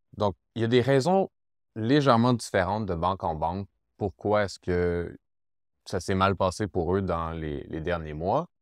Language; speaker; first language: French; native; French